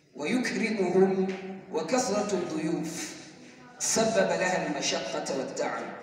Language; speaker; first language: Arabic; non-native, learner; Hausa